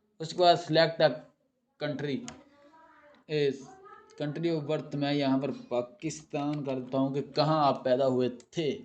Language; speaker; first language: Urdu; non-native, local second language; Punjabi